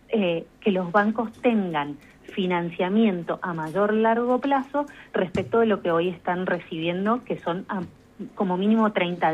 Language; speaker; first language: Spanish; native; Spanish